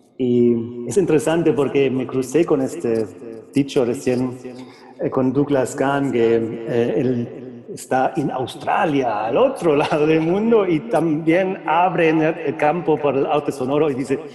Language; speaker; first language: Spanish; non-native, fluent; German